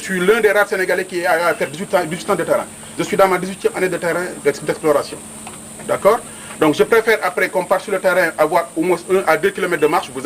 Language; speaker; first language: French; non-native, local second language; Wolof